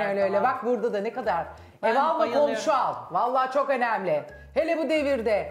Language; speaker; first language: Turkish; native; Turkish